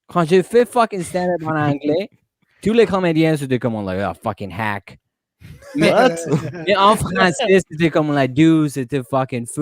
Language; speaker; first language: French; non-native, learner; Spanish